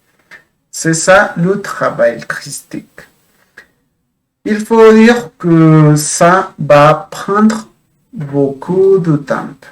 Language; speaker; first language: French; non-native, fluent; Spanish